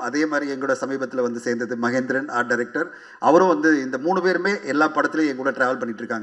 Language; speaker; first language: Tamil; native; Tamil